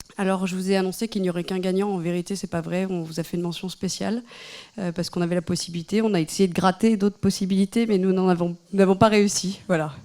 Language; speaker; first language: French; native; French